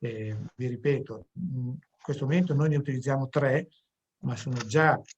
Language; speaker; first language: Italian; native; Italian